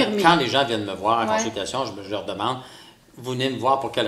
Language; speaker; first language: French; native; French